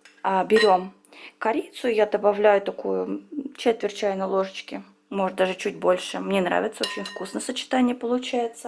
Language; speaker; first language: Russian; native; Russian